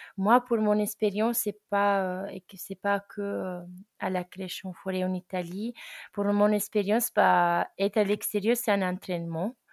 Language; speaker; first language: French; non-native, fluent; Italian